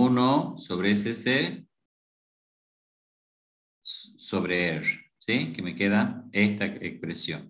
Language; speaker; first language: Spanish; native; Spanish